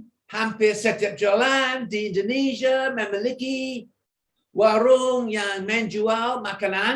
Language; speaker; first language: Indonesian; non-native, fluent; English